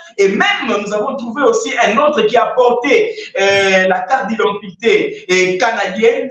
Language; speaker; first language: French; non-native, local second language; Lingala